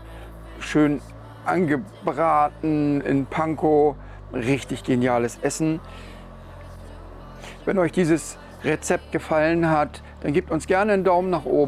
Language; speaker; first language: German; native; German